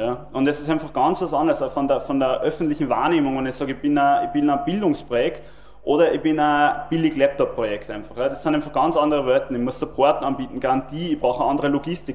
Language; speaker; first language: German; native; German